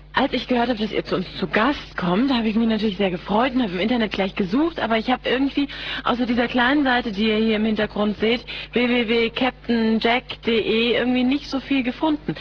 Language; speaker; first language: German; native; German